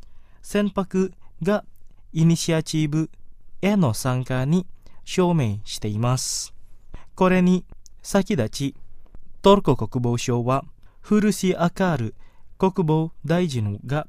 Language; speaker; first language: Japanese; non-native, fluent; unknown